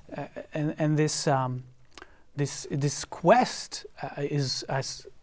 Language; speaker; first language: English; non-native, fluent; French